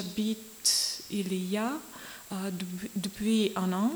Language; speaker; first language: French; non-native, learner; Ukrainian